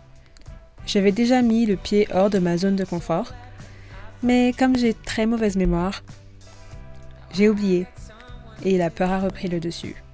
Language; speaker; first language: French; native; French